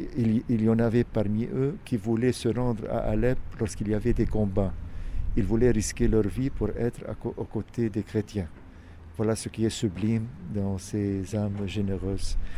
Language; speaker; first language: French; non-native, local second language; Arabic